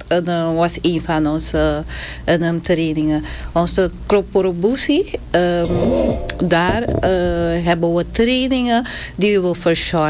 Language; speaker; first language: Dutch; non-native, local second language; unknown